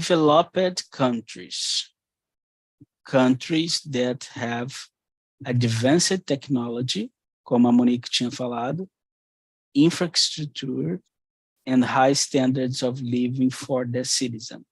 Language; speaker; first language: English; non-native, fluent; Portuguese